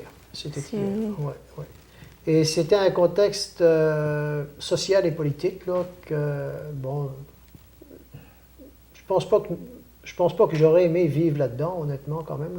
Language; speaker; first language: French; native; French